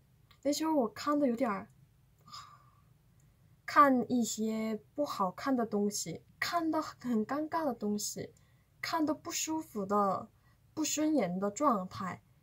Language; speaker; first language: Chinese; non-native, fluent; Korean